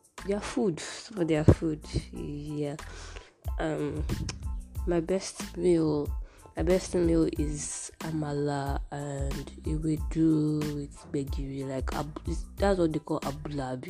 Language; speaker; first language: English; non-native, local second language; Yoruba